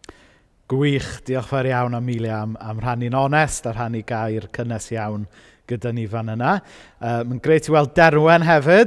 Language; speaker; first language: Welsh; native; Welsh